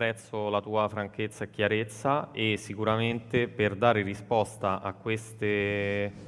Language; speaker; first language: Italian; native; Italian